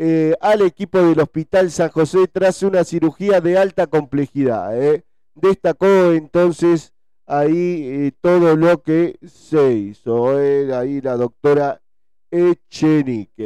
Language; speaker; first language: Spanish; native; Spanish